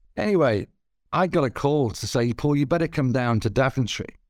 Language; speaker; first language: English; native; English